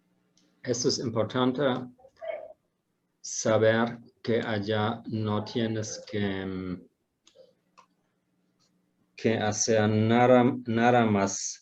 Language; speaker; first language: Spanish; non-native, fluent; German